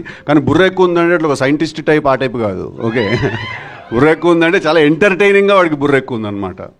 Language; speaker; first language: Telugu; native; Telugu